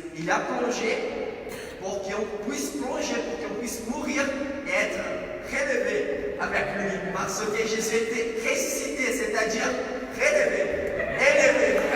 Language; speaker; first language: French; non-native, fluent; Portuguese